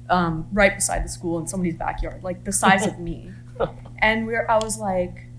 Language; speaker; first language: English; native; English